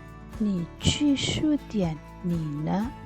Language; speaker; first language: Chinese; non-native, fluent; Indonesian